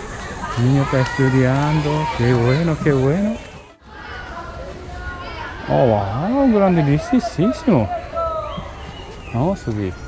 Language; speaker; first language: Spanish; non-native, learner; Japanese